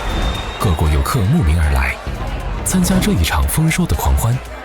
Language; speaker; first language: Chinese; native; Chinese